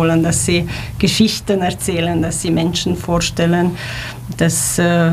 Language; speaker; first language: German; non-native, fluent; Romanian